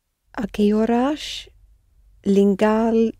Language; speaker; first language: Portuguese; non-native, learner; English